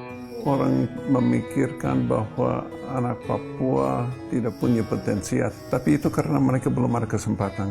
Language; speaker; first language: Indonesian; non-native, fluent; English